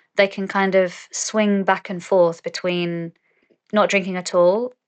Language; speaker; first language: English; native; English